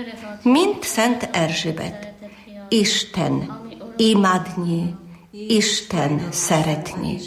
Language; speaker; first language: Hungarian; non-native, learner; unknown